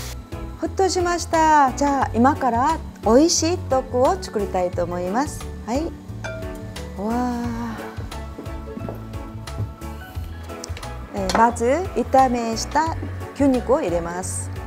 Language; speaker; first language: Japanese; non-native, fluent; Korean